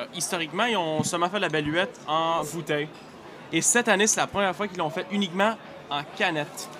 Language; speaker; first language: French; native; French